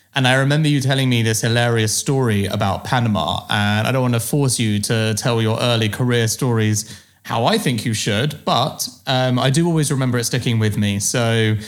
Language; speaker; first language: English; native; English